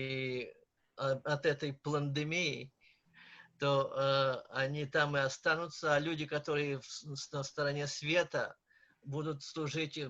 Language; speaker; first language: Russian; native; Russian